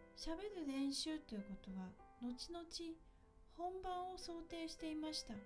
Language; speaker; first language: Japanese; native; Japanese